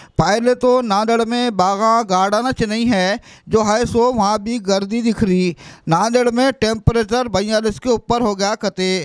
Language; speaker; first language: Hindi; non-native, local second language; Urdu